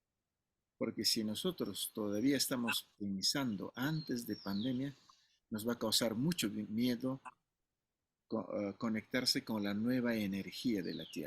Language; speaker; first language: Spanish; non-native, fluent; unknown